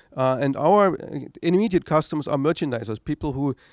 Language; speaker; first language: English; non-native, fluent; German